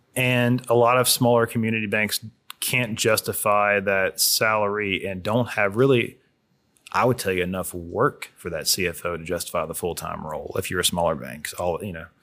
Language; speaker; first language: English; native; English